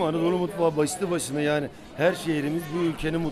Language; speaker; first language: Turkish; native; Turkish